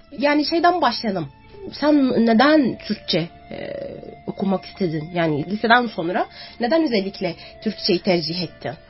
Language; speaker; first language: Turkish; native; Turkish